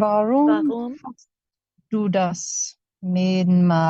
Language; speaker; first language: German; non-native, learner; English